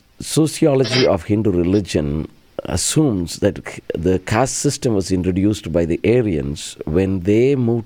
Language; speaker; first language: English; non-native, local second language; Malayalam